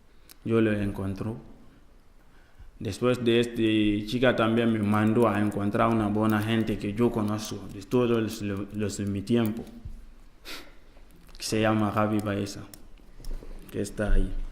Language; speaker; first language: Spanish; non-native, learner; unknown